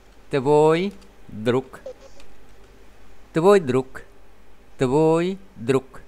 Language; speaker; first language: Russian; non-native, fluent; Vietnamese